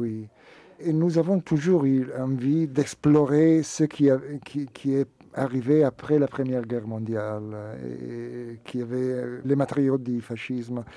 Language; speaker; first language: French; non-native, fluent; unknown